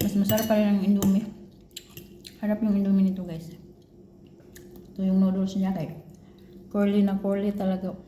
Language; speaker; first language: Filipino; non-native, local second language; Cebuano